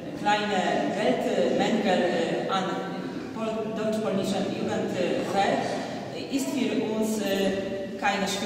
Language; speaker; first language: German; non-native, learner; Polish